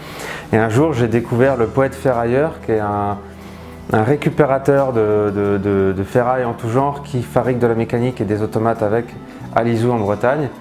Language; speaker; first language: French; native; French